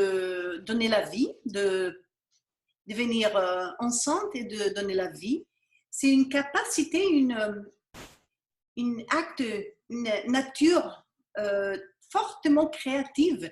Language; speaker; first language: French; non-native, fluent; Spanish